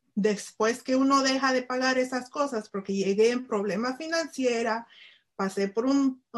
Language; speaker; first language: Spanish; early bilingual, heritage; Spanish